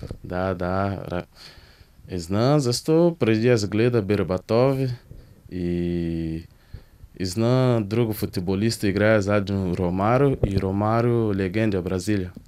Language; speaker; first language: Bulgarian; non-native, learner; Portuguese